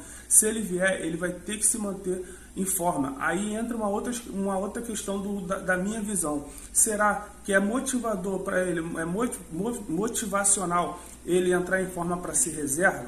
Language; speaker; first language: Portuguese; native; Portuguese